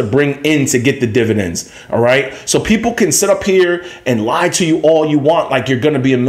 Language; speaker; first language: English; native; English